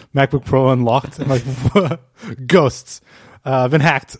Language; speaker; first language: English; non-native, fluent; Portuguese